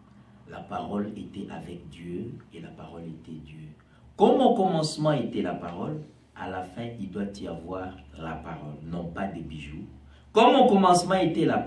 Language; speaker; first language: French; non-native, local second language; Lingala